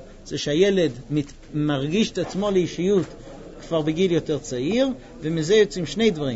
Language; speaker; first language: Hebrew; native; Hebrew